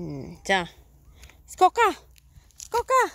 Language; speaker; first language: Swedish; non-native, learner; Cebuano